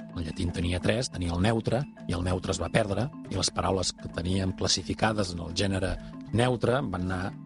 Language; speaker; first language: Catalan; native; Catalan